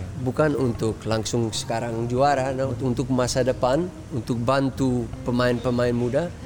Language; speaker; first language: Indonesian; early bilingual, heritage; Dutch